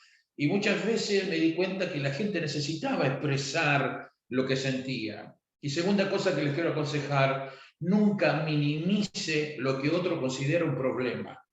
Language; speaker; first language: Spanish; native; Spanish